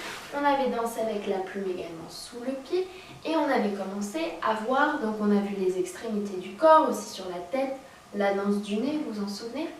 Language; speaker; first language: French; native; French